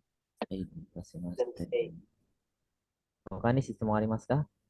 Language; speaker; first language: Japanese; non-native, fluent; Indonesian